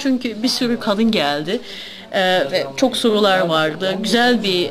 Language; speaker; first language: Turkish; early bilingual, heritage; Turkish